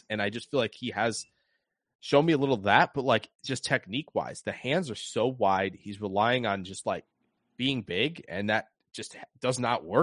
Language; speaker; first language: English; native; English